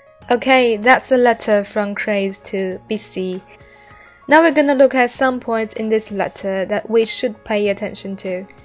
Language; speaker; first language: English; non-native, fluent; Chinese